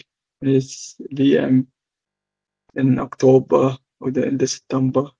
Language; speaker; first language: German; non-native, local second language; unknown